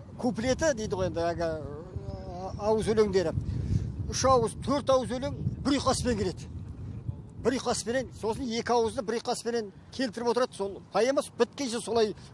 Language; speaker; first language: Kazakh; native; Kazakh